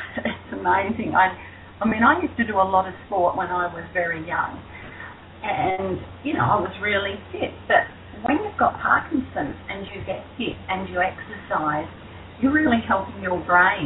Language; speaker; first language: English; native; English